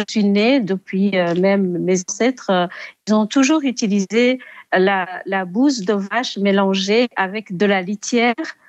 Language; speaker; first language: French; non-native, local second language; Rundi